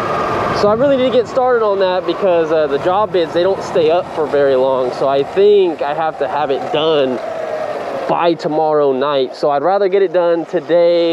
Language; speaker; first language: English; native; English